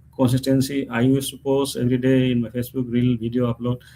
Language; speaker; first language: English; non-native, local second language; Nepali